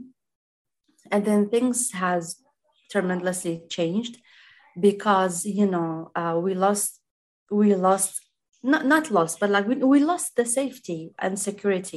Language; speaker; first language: English; non-native, fluent; Arabic